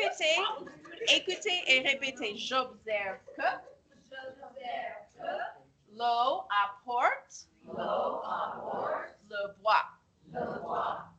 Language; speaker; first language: French; non-native, fluent; English